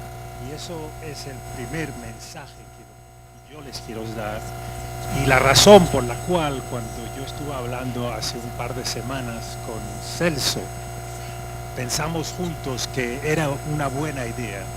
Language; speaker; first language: Spanish; non-native, fluent; French